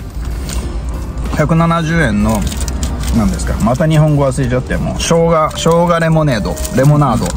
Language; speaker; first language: Japanese; native; Japanese